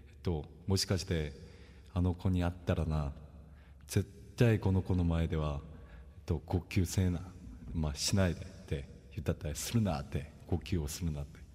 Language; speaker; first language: Japanese; non-native, fluent; Korean